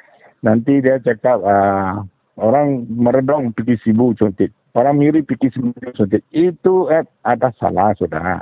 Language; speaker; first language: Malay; non-native, local second language; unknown